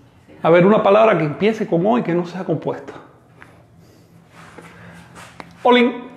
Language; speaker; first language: Spanish; native; Spanish